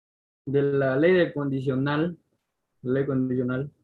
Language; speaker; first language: Spanish; native; Spanish